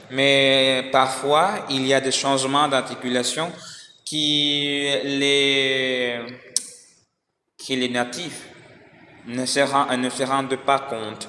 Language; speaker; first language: French; non-native, learner; Spanish